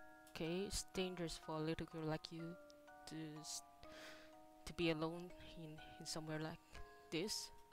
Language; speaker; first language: English; non-native, local second language; Cantonese